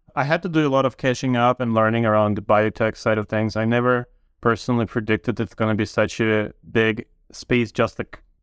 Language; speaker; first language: English; non-native, fluent; Ukrainian